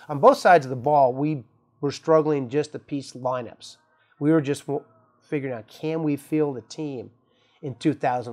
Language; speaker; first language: English; native; English